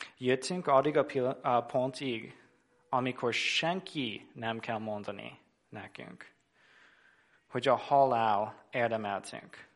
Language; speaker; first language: Hungarian; non-native, fluent; English